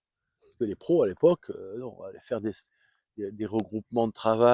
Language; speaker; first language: French; native; French